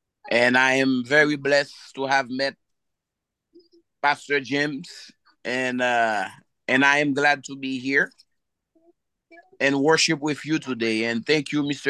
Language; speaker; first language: English; non-native, fluent; Haitian Creole